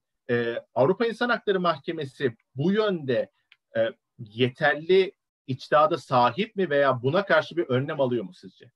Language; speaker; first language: Turkish; native; Turkish